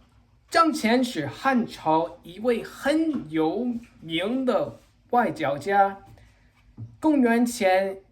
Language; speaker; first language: Chinese; non-native, learner; English